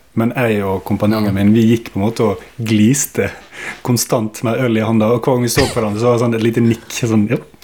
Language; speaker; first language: Norwegian; native; Norwegian